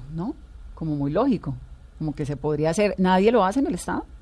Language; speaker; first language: Spanish; native; Spanish